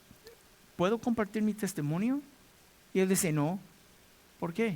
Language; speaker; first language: Spanish; non-native, learner; English